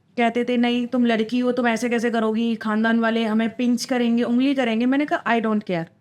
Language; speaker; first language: Hindi; native; Hindi